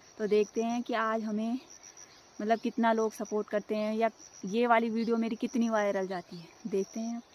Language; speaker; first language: Hindi; non-native, local second language; Garhwali